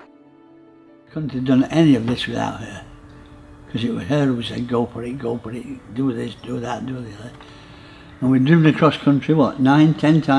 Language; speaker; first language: English; native; English